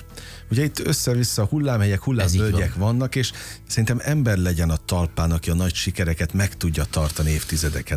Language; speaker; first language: Hungarian; native; Hungarian